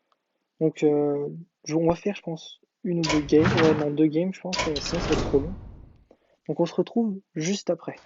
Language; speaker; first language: French; native; French